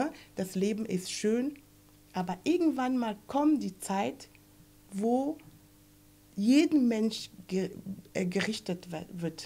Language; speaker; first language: German; non-native, fluent; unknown